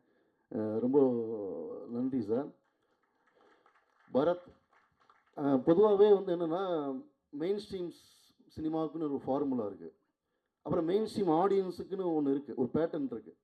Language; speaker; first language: Tamil; native; Tamil